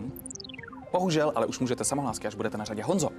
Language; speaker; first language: Czech; native; Czech